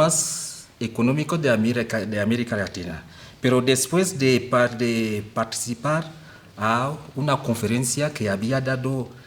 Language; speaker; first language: Spanish; non-native, fluent; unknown